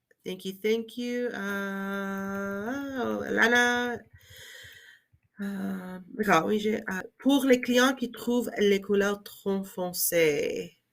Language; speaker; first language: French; non-native, learner; English